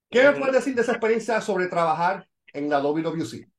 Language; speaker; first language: Spanish; native; Spanish